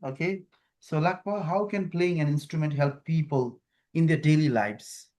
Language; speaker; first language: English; non-native, fluent; Nepali